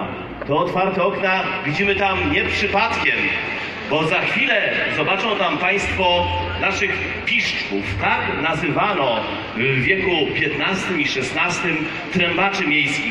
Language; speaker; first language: Polish; native; Polish